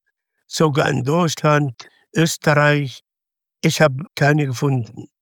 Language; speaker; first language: German; non-native, fluent; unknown